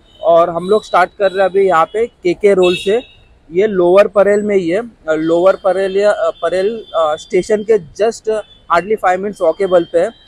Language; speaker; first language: Hindi; non-native, local second language; Marathi